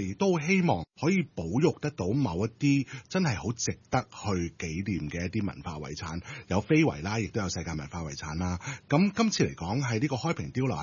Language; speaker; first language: Cantonese; native; Cantonese